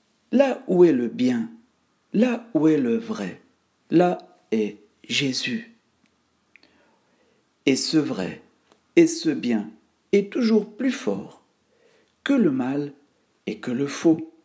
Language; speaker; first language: French; native; French